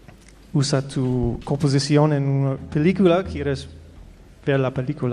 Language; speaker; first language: Spanish; non-native, fluent; English